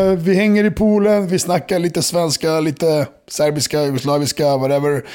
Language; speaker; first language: Swedish; early bilingual, other home language; Serbian